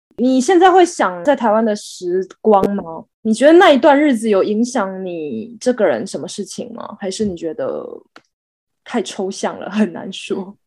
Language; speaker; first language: Chinese; native; Chinese